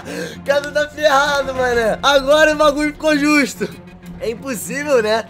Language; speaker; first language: Portuguese; native; Portuguese